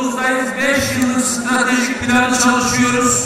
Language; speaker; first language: Turkish; native; Turkish